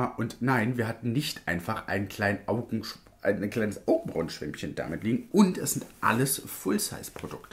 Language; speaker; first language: German; native; German